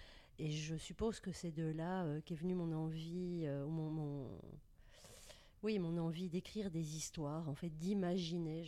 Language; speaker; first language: French; native; French